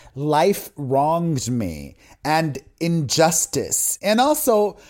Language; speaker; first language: English; native; English